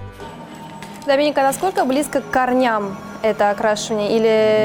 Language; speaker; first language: Russian; native; Russian